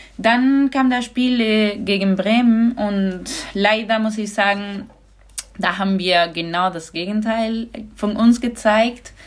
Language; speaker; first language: German; non-native, fluent; Spanish